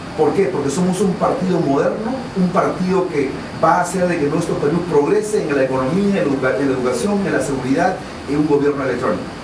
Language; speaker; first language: Spanish; non-native, local second language; Shipibo-Conibo